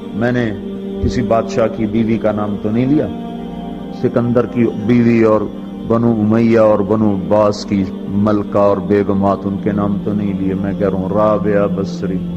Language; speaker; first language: Urdu; non-native, local second language; Punjabi